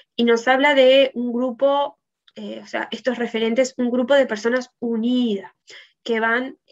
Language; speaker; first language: Spanish; native; Spanish